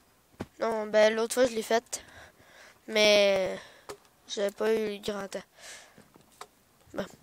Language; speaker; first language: French; native; French